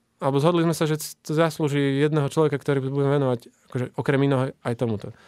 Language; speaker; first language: Slovak; native; Slovak